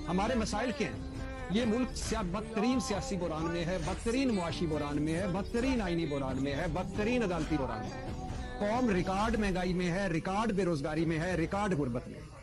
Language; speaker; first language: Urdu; non-native, local second language; Punjabi